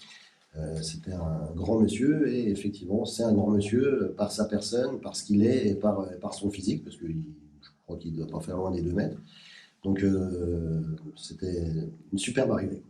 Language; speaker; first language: French; native; French